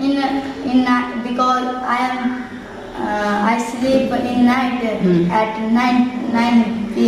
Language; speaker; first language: English; non-native, learner; Hindi